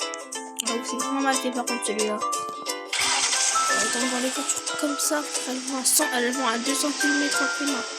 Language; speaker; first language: French; native; French